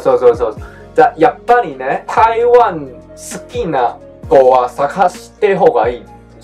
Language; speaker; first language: Japanese; non-native, learner; Chinese